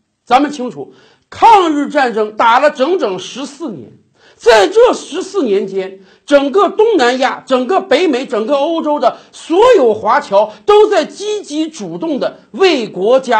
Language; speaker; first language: Chinese; native; Chinese